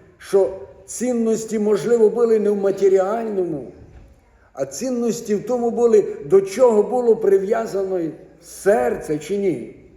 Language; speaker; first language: Ukrainian; native; Ukrainian